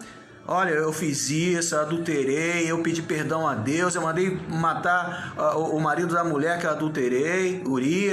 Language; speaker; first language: Portuguese; native; Portuguese